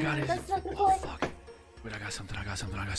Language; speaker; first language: English; native; English